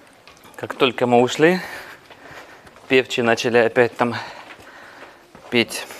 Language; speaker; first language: Russian; native; Russian